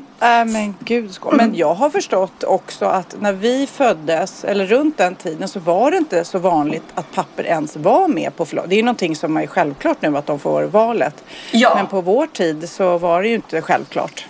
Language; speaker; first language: Swedish; native; Swedish